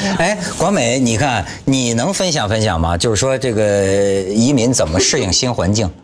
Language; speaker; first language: Chinese; native; Chinese